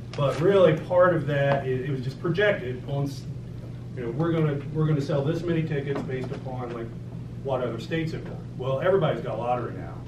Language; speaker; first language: English; native; English